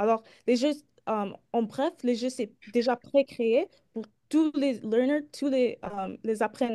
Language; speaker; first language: French; early bilingual, heritage; French